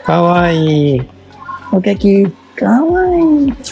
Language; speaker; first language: Japanese; non-native, learner; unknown